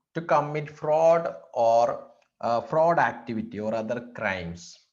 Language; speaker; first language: English; non-native, local second language; Malayalam